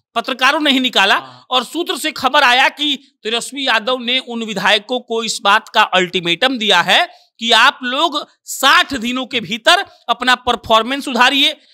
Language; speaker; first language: Hindi; native; Hindi